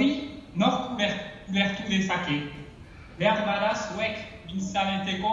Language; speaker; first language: Basque; non-native, learner; French